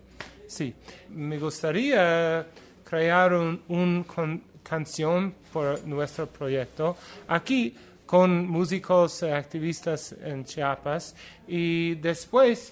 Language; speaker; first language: Spanish; non-native, learner; English